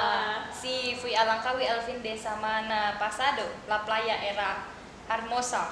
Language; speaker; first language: Spanish; non-native, learner; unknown